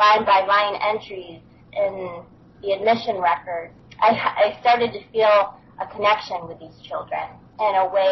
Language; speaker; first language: English; native; English